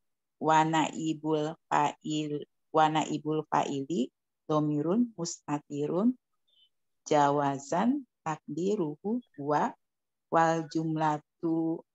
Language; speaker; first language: Arabic; non-native, learner; Indonesian